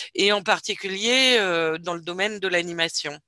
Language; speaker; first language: French; native; French